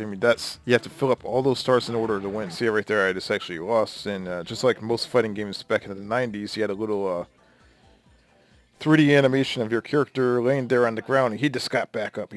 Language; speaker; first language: English; native; English